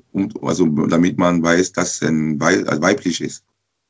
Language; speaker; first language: German; non-native, learner; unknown